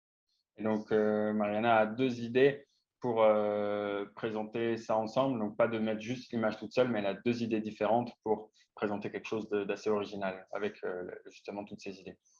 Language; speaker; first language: French; native; French